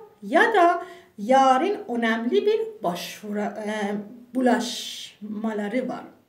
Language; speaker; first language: Turkish; non-native, fluent; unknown